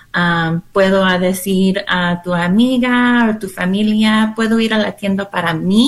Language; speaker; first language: Spanish; non-native, learner; English